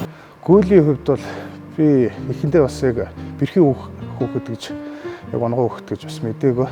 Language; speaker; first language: Mongolian; native; Mongolian